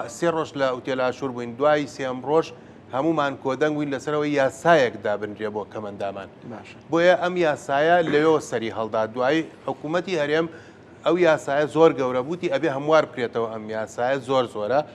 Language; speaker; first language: Central Kurdish; native; Central Kurdish